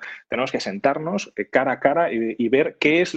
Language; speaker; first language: Spanish; native; Spanish